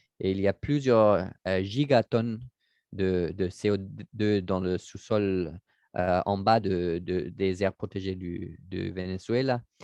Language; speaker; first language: French; non-native, learner; German